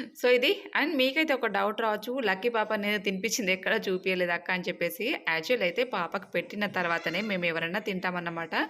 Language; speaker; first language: Telugu; non-native, local second language; Lambadi